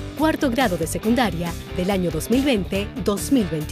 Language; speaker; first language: Spanish; native; Spanish